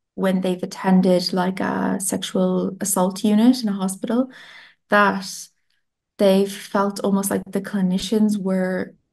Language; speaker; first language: English; non-native, fluent; Italian